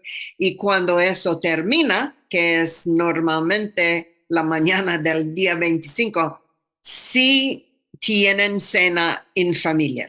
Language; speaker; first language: Spanish; non-native, fluent; English